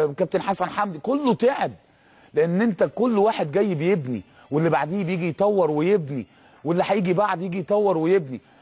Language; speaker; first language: Arabic; native; Arabic